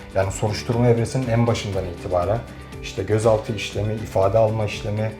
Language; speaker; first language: Turkish; native; Turkish